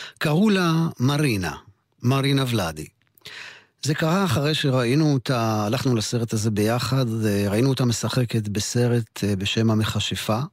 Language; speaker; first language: Hebrew; native; Hebrew